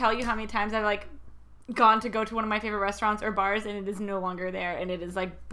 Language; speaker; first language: English; native; English